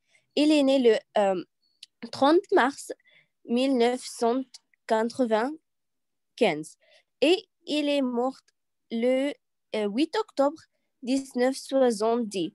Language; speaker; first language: French; non-native, learner; Arabic